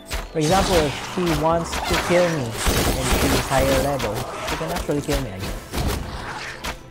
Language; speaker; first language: English; non-native, local second language; Filipino